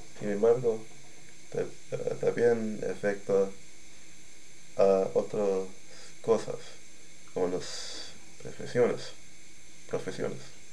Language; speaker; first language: Spanish; non-native, learner; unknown